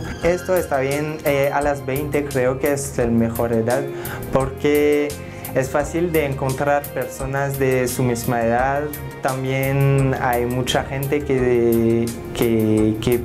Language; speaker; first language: Spanish; non-native, learner; French